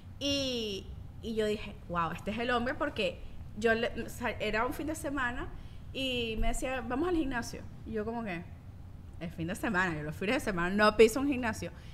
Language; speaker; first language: Spanish; native; Spanish